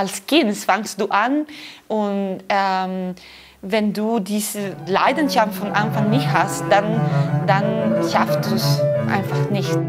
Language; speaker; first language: German; non-native, fluent; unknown